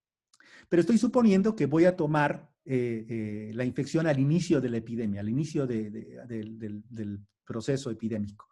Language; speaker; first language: Spanish; native; Spanish